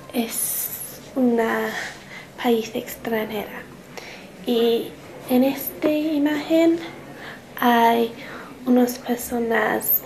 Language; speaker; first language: Spanish; non-native, learner; English